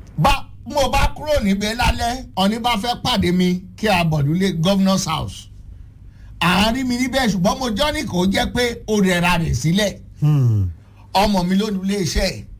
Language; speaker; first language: Yoruba; non-native, local second language; Hausa